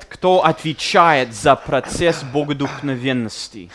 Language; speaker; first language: Russian; non-native, fluent; English